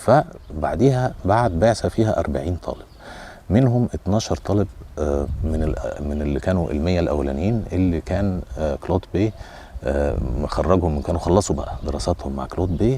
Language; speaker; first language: Arabic; native; Arabic